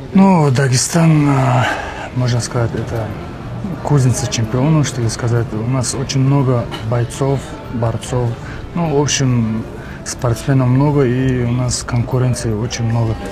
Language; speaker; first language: Russian; non-native, local second language; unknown